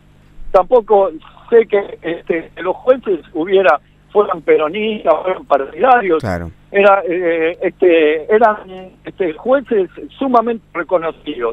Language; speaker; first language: Spanish; native; Spanish